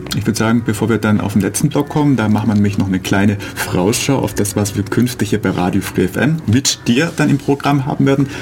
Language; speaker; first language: German; native; German